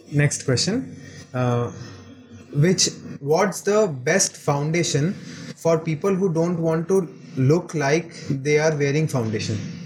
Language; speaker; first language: English; non-native, local second language; Bangla